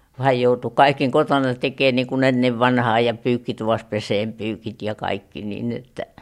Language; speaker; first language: Finnish; native; Finnish